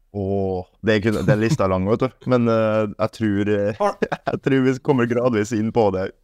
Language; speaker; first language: Norwegian; early bilingual, other home language; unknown